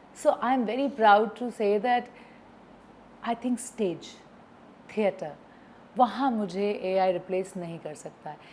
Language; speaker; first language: Hindi; native; Hindi